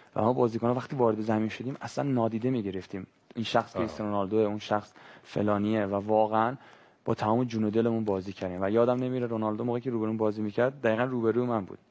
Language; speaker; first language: Persian; native; Persian